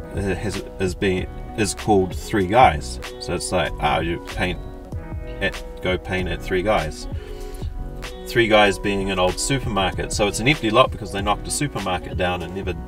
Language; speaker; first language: English; native; English